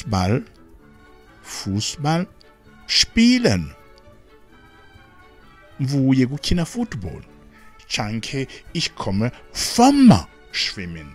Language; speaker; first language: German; non-native, fluent; Rundi